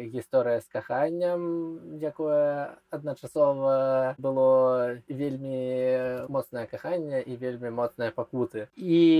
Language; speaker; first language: Belarusian; non-native, local second language; Russian